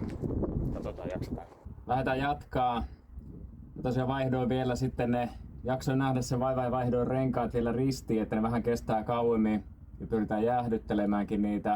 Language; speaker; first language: Finnish; native; Finnish